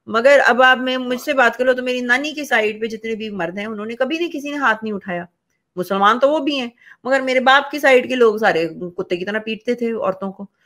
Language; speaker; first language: Urdu; native; Urdu